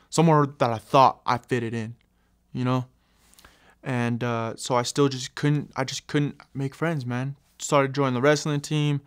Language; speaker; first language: English; native; English